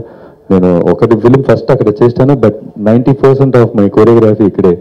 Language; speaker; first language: Telugu; non-native, fluent; Tamil